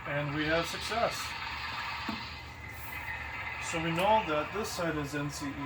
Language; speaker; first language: English; native; English